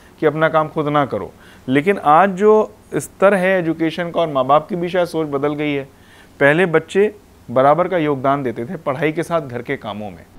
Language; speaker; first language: Hindi; non-native, local second language; Punjabi